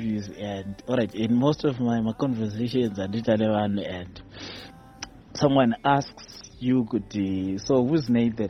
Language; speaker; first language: English; non-native, local second language; Shona